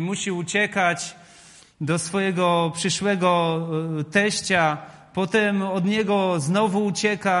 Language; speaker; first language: Polish; native; Polish